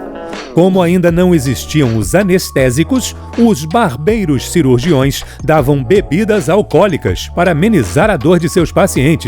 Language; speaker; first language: Portuguese; native; Portuguese